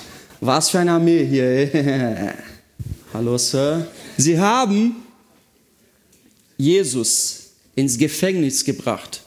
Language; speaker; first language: German; non-native, fluent; Portuguese